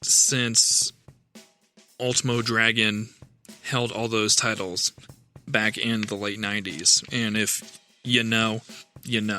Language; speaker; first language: English; native; English